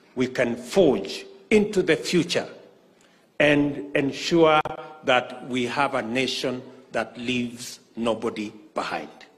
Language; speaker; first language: English; non-native, local second language; Kalenjin